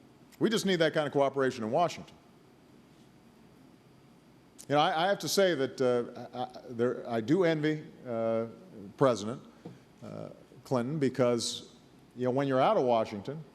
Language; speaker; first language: English; native; English